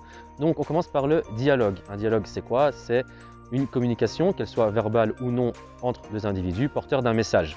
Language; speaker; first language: French; native; French